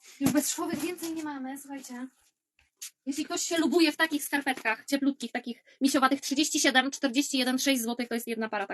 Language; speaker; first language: Polish; native; Polish